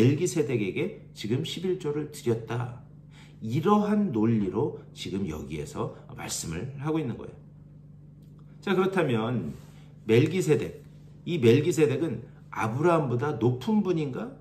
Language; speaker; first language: Korean; native; Korean